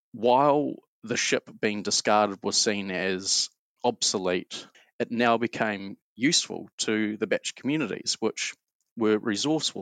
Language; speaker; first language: English; native; English